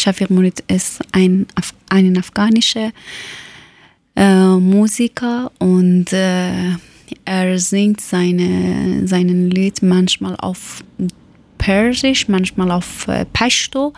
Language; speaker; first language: German; non-native, fluent; Persian